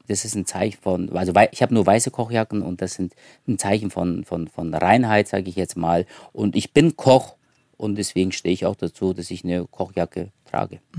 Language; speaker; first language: German; early bilingual, other home language; Turkish